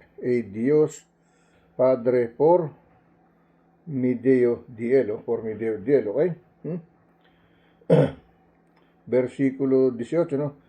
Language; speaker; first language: Spanish; non-native, learner; Filipino